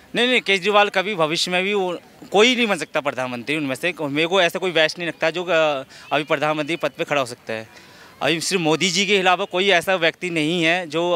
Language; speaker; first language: Hindi; native; Hindi